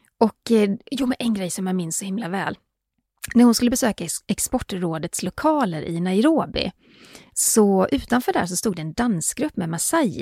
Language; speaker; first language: Swedish; native; Swedish